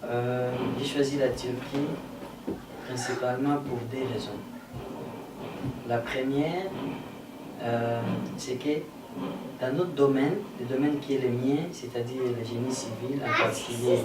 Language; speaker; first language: French; non-native, local second language; Lingala